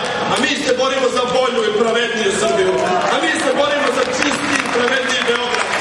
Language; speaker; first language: Serbian; native; Serbian